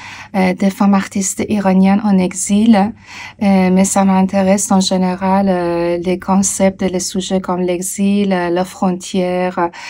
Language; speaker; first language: French; non-native, fluent; Persian